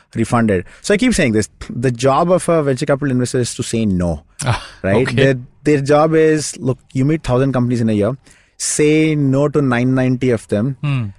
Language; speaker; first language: English; non-native, local second language; Kannada